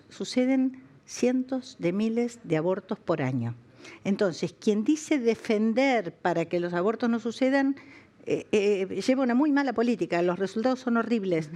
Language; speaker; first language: Spanish; native; Spanish